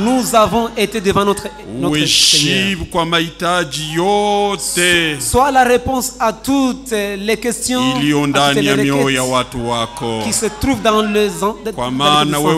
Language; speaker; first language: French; non-native, local second language; Swahili